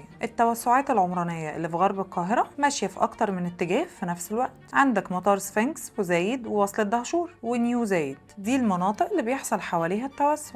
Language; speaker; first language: Arabic; native; Arabic